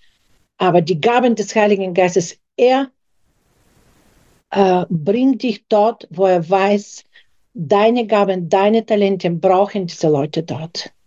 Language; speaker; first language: German; non-native, fluent; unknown